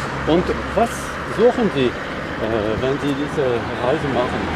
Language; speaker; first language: German; non-native, learner; French